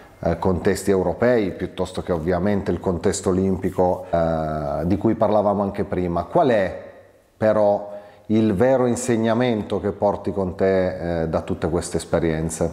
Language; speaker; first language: Italian; native; Italian